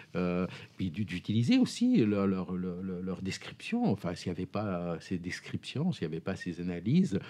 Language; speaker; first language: French; non-native, local second language; Arabic